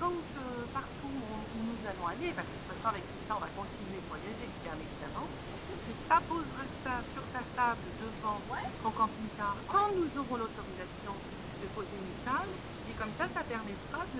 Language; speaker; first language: French; native; French